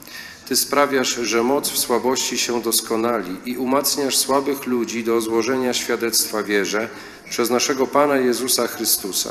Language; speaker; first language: Polish; native; Polish